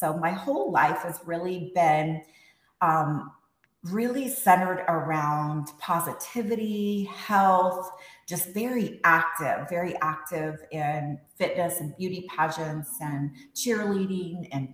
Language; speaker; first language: English; native; English